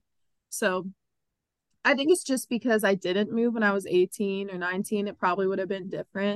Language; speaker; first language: English; native; English